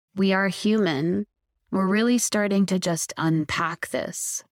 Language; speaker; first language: English; native; English